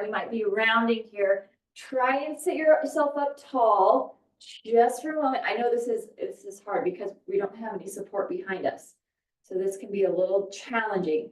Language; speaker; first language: English; native; English